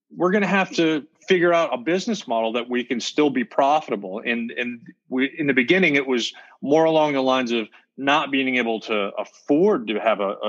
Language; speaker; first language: English; native; English